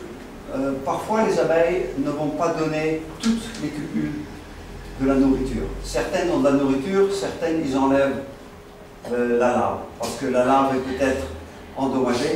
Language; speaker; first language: French; non-native, fluent; Dutch